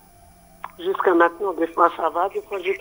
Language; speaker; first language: French; non-native, learner; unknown